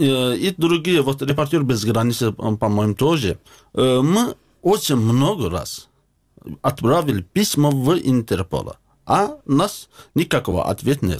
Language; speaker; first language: Russian; non-native, learner; Azerbaijani